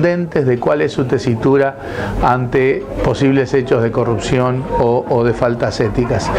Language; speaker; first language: Spanish; native; Spanish